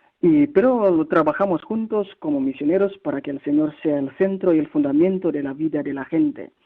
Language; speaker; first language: Spanish; non-native, fluent; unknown